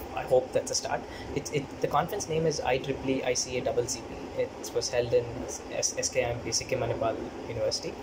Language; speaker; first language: English; non-native, local second language; Telugu